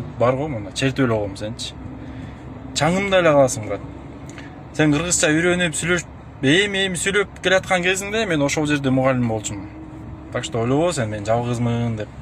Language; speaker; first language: Kyrgyz; non-native, local second language; Russian